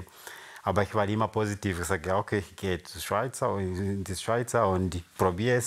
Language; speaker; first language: German; non-native, learner; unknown